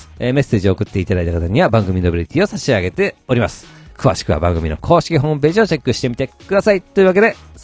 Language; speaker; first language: Japanese; native; Japanese